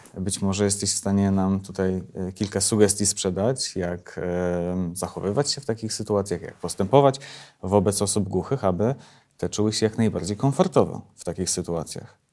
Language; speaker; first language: Polish; native; Polish